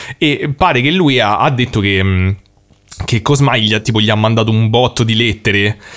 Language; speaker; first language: Italian; native; Italian